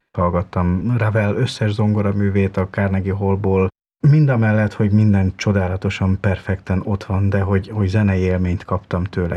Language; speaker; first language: Hungarian; native; Hungarian